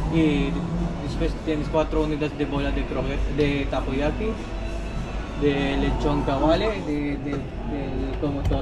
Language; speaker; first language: Spanish; non-native, fluent; Filipino